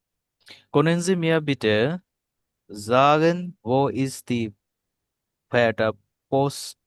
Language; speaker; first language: German; non-native, learner; Bangla